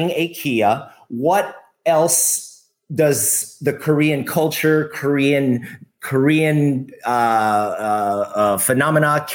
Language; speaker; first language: English; native; English